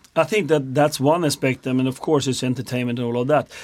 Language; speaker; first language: English; non-native, fluent; Swedish